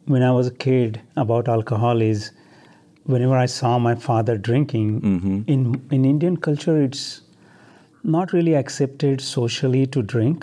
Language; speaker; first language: English; non-native, local second language; Marathi